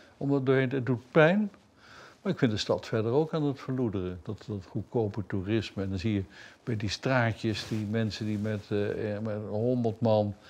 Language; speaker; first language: Dutch; native; Dutch